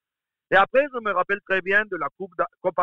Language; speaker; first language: French; non-native, fluent; Spanish